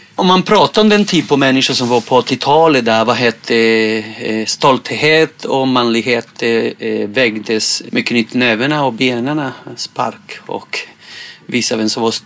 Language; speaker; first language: Swedish; non-native, fluent; Spanish